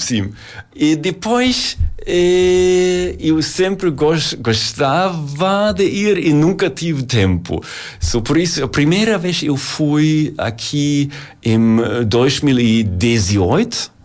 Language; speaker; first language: Portuguese; non-native, learner; German